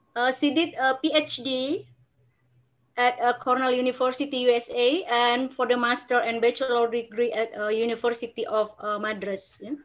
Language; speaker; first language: English; non-native, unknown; Indonesian